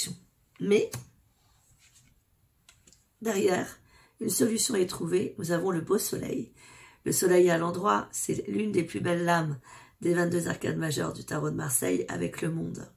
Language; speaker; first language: French; native; French